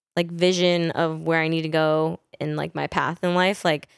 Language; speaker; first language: English; early bilingual, other home language; Filipino